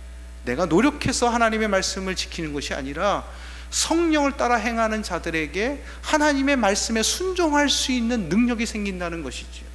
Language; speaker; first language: Korean; native; Korean